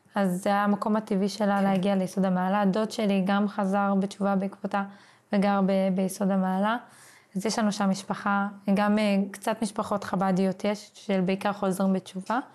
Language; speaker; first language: Hebrew; early bilingual, other home language; English